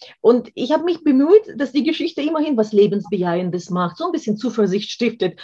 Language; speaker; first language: German; non-native, fluent; Russian